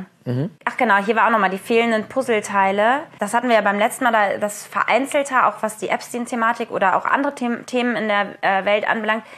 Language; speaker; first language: German; native; German